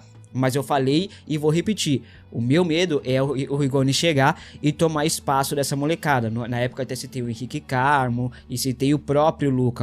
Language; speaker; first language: Portuguese; native; Portuguese